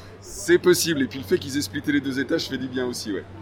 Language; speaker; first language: French; native; French